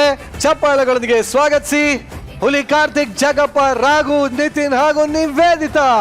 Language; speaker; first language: Kannada; native; Kannada